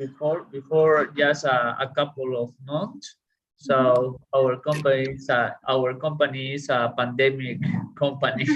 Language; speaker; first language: English; non-native, learner; Spanish